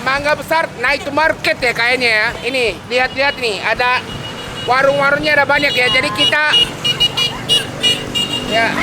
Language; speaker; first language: Indonesian; non-native, fluent; Japanese